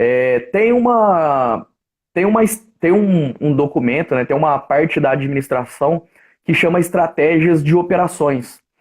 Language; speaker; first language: Portuguese; native; Portuguese